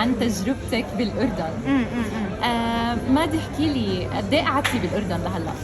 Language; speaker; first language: Arabic; native; Arabic